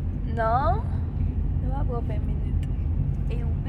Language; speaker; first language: Portuguese; non-native, learner; Haitian Creole